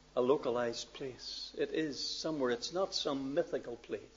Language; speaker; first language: English; native; English